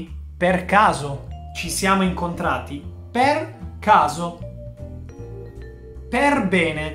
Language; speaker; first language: Italian; non-native, fluent; Japanese